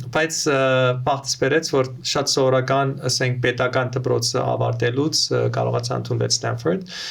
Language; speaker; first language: Armenian; early bilingual, heritage; Armenian